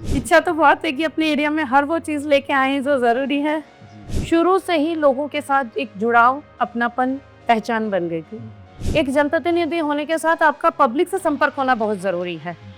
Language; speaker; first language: Hindi; native; Hindi